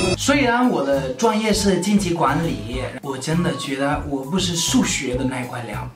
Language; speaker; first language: Chinese; non-native, fluent; Spanish